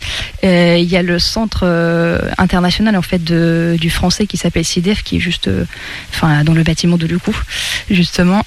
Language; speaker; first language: French; non-native, fluent; Russian